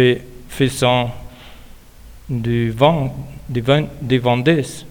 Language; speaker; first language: French; non-native, learner; Spanish